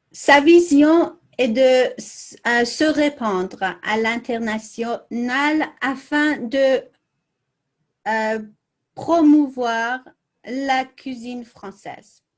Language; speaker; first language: French; non-native, learner; English